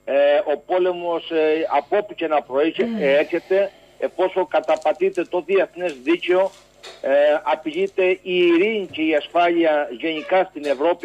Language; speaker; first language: Greek; native; Greek